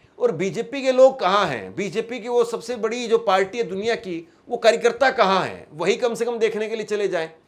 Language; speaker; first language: Hindi; native; Hindi